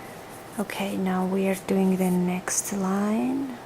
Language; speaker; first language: English; non-native, fluent; Georgian